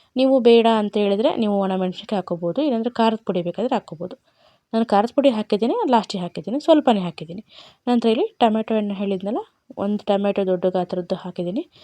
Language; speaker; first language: Kannada; non-native, local second language; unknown